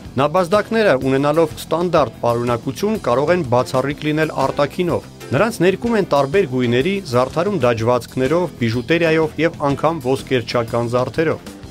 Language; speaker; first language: Armenian; native; Armenian